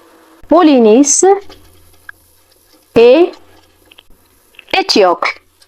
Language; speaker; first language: French; non-native, fluent; Arabic